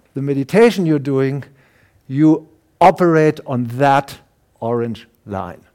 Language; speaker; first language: English; non-native, fluent; German